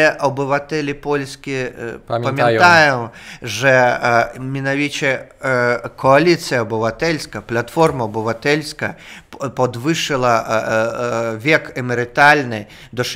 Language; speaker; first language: Polish; non-native, fluent; Russian